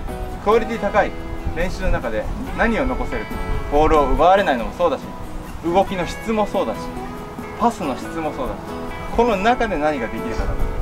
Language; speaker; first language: Japanese; native; Japanese